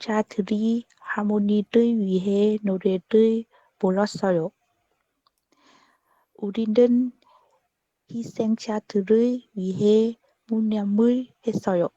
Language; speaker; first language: Korean; non-native, learner; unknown